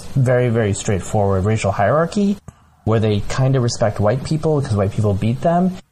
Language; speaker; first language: English; early bilingual, other home language; Bangla